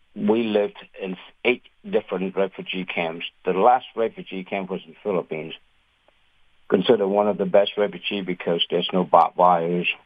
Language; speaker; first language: English; non-native, fluent; Khmer